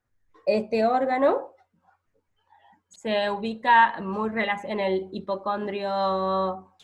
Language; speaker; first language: Spanish; native; Spanish